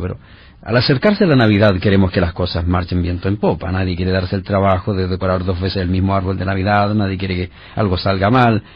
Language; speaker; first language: Spanish; native; Spanish